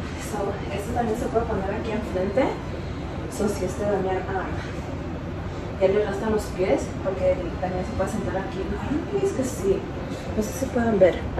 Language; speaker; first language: Spanish; early bilingual, heritage; Spanish